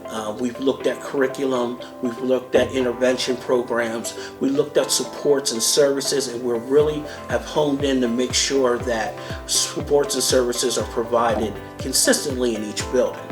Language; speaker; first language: English; native; English